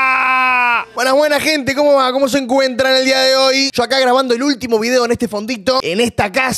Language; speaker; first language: Spanish; native; Spanish